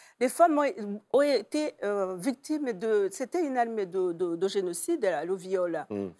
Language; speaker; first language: French; non-native, local second language; Kinyarwanda